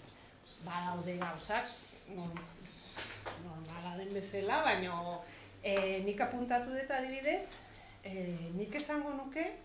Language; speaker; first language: Basque; non-native, fluent; Catalan